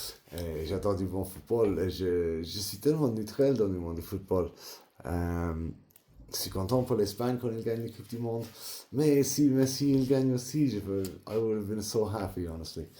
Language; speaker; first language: French; non-native, learner; English